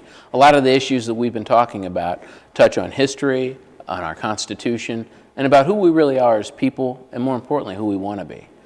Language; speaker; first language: English; native; English